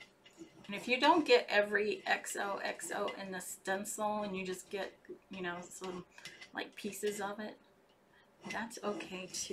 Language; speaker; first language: English; native; English